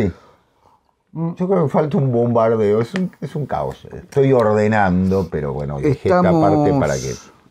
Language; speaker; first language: Spanish; native; Spanish